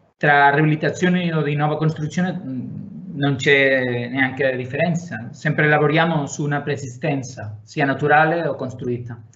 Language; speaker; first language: Italian; non-native, fluent; Catalan